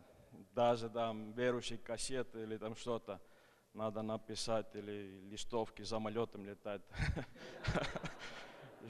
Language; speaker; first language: Russian; non-native, fluent; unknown